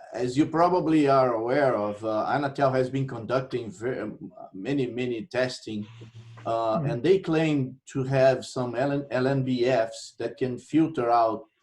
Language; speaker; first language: English; non-native, fluent; Portuguese